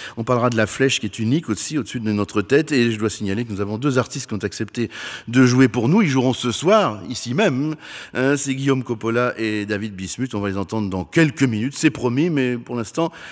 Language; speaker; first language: French; native; French